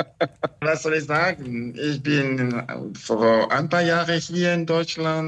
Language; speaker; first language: German; non-native, learner; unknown